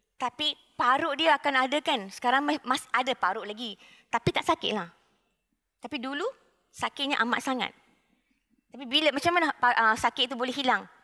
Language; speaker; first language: Malay; non-native, local second language; Tamil